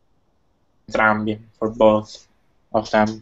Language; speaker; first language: English; non-native, fluent; Italian